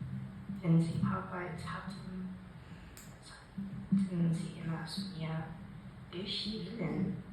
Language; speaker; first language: German; non-native, learner; English